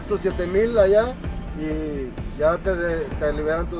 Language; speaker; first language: Spanish; native; Spanish